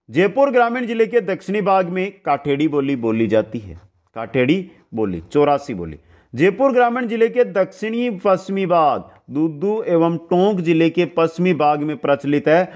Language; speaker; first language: Hindi; native; Hindi